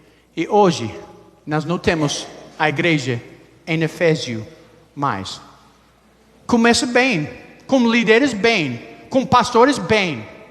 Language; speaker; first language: Portuguese; non-native, learner; English